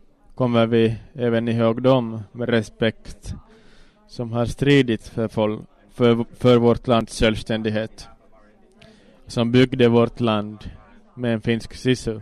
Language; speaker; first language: Swedish; non-native, local second language; Finnish